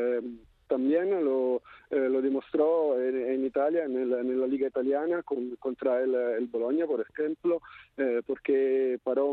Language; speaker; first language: Spanish; non-native, fluent; Italian